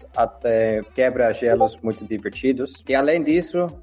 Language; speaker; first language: Portuguese; non-native, learner; Dutch